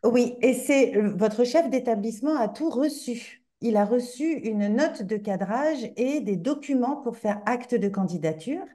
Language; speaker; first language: French; native; French